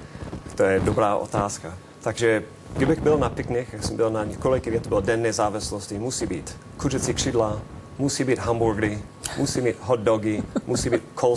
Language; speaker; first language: Czech; non-native, fluent; English